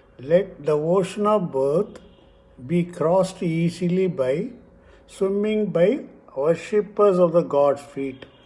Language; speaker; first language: English; non-native, local second language; Tamil